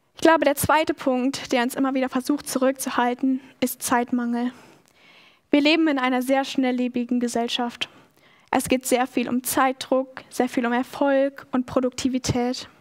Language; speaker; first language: German; native; German